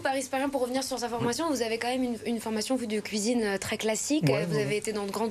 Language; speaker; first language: French; native; French